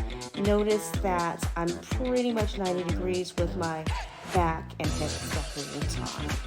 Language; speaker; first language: English; native; English